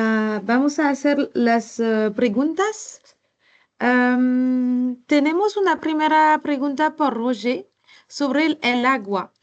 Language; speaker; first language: Spanish; non-native, learner; French